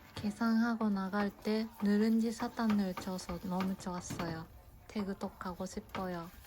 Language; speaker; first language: Korean; non-native, fluent; Japanese